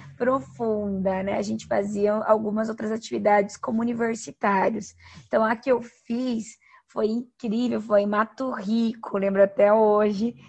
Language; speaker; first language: Portuguese; native; Portuguese